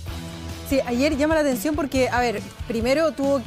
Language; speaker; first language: Spanish; native; Spanish